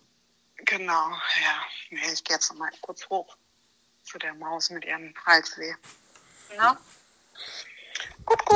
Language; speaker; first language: German; native; German